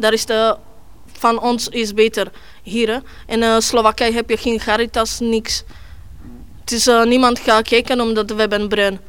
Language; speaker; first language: Dutch; non-native, learner; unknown